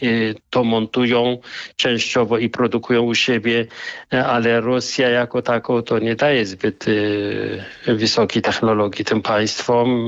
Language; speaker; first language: Polish; non-native, fluent; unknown